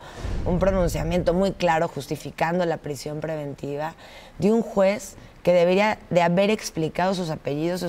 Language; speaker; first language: Spanish; native; Spanish